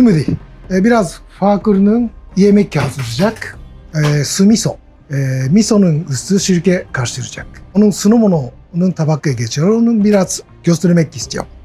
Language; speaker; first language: Turkish; non-native, learner; Japanese